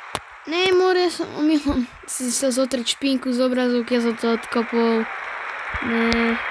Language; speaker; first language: Slovak; native; Slovak